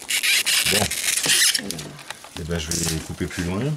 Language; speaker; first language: French; native; French